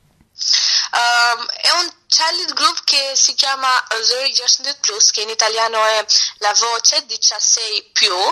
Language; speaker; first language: Italian; non-native, fluent; Albanian